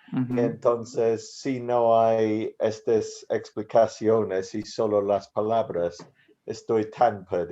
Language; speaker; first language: Spanish; non-native, learner; English